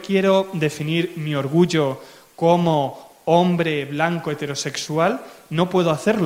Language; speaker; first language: Spanish; native; Spanish